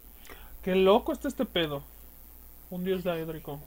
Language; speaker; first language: Spanish; native; Spanish